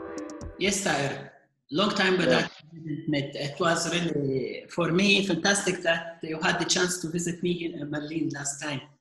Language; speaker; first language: English; non-native, fluent; Arabic